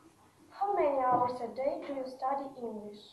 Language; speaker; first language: English; non-native, learner; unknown